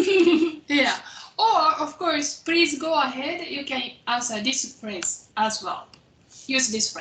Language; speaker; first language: English; non-native, fluent; Japanese